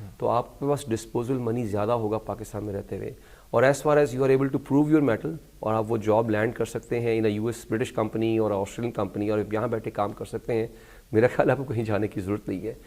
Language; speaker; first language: Urdu; native; Urdu